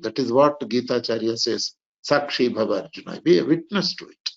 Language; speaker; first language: English; non-native, local second language; Telugu